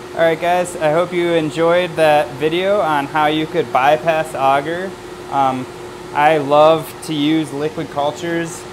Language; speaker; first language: English; native; English